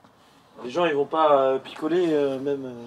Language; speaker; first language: French; native; French